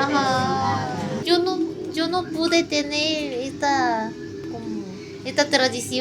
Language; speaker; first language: Spanish; non-native, fluent; Korean